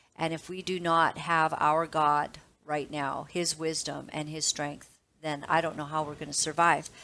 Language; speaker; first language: English; native; English